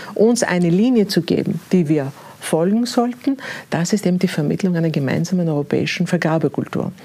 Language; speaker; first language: German; non-native, fluent; Greek